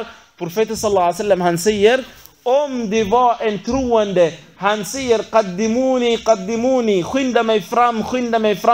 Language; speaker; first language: Swedish; non-native, fluent; Arabic